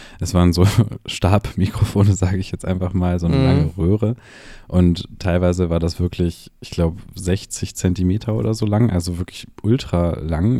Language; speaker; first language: German; native; German